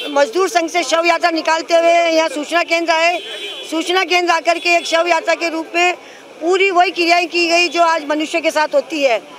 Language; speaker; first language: Hindi; native; Hindi